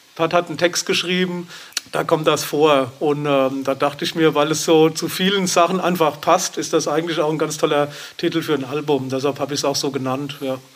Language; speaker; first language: German; native; German